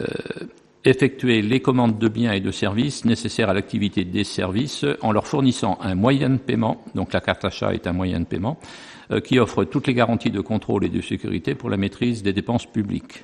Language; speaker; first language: French; native; French